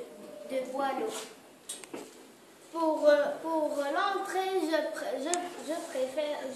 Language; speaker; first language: French; non-native, learner; Arabic